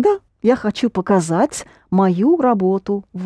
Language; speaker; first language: Russian; non-native, fluent; English